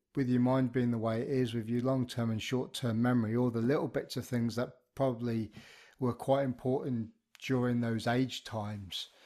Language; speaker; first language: English; native; English